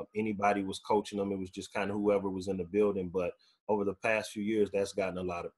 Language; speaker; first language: English; native; English